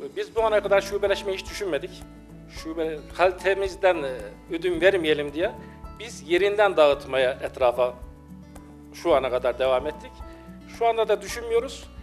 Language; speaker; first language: Turkish; native; Turkish